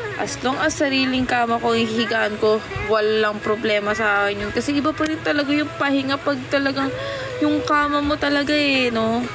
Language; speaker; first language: Filipino; native; Filipino